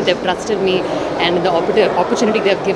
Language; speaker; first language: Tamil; non-native, learner; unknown